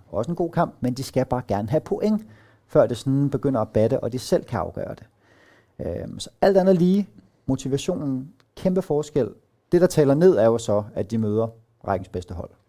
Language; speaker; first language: Danish; native; Danish